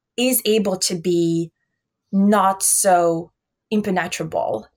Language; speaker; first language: English; early bilingual, other home language; Albanian